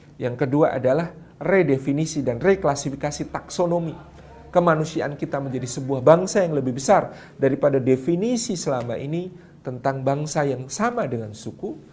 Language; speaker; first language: Indonesian; non-native, local second language; Javanese